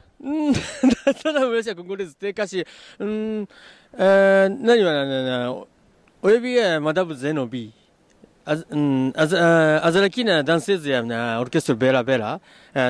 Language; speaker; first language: Lingala; non-native, fluent; Japanese